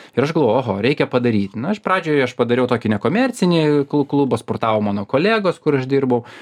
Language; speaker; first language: Lithuanian; non-native, local second language; Russian